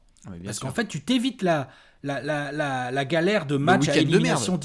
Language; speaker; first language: French; native; French